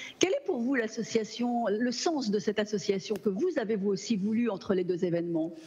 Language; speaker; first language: French; native; French